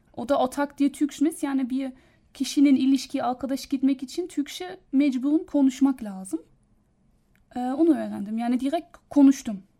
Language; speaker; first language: Turkish; non-native, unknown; German